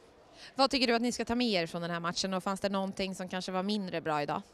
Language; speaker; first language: Swedish; native; Swedish